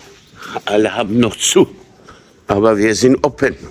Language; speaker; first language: German; non-native, learner; Persian